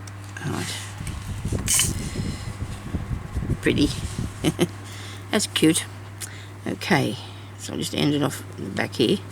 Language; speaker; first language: English; native; English